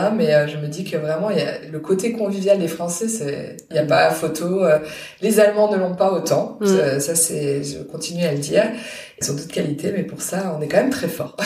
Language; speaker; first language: French; native; French